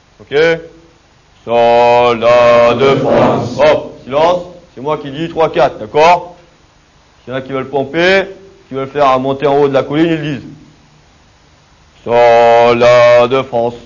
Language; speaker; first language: French; native; French